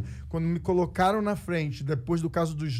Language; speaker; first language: Portuguese; native; Portuguese